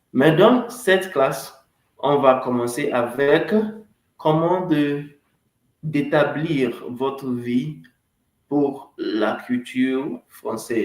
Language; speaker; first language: French; non-native, fluent; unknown